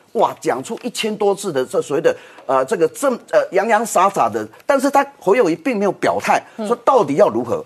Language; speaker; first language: Chinese; native; Chinese